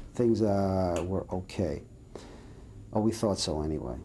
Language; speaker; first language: English; early bilingual, other home language; Serbian